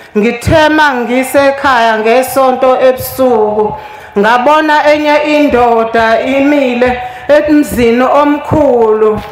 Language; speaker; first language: Zulu; native; Zulu